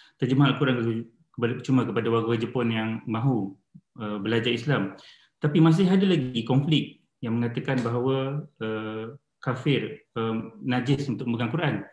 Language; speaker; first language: Malay; native; Malay